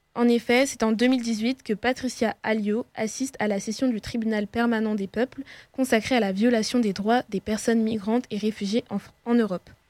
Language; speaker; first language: French; early bilingual, other home language; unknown